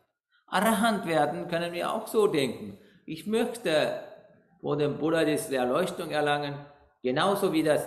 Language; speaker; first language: German; non-native, learner; Sinhala